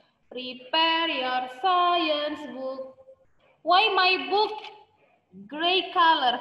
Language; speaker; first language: English; non-native, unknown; Indonesian